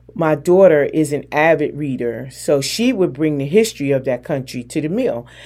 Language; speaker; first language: English; native; English